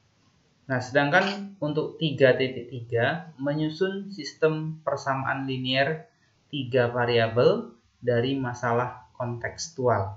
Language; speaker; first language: Indonesian; native; Indonesian